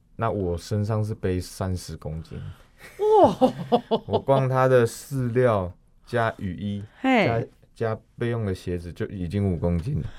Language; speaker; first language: Chinese; native; Chinese